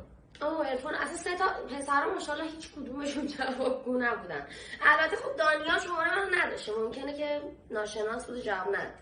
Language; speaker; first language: Persian; native; Persian